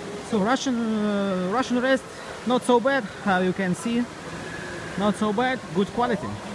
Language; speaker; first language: English; non-native, learner; Russian